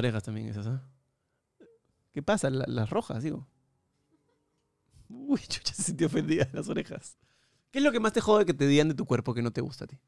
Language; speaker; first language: Spanish; native; Spanish